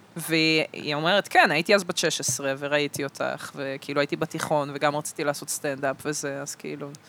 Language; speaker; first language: Hebrew; early bilingual, other home language; Russian